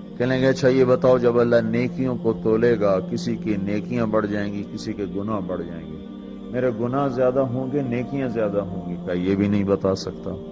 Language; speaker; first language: Urdu; non-native, local second language; Punjabi